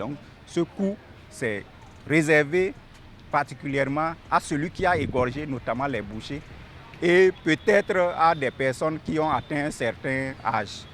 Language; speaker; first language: French; non-native, local second language; Fula